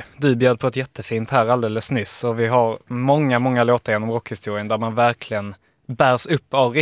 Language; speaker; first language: Swedish; native; Swedish